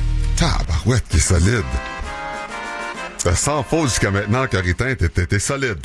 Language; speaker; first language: French; native; French